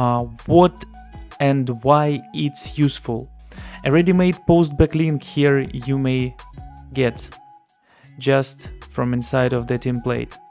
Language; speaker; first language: English; non-native, fluent; Russian